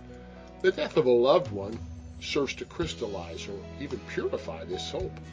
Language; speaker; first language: English; native; English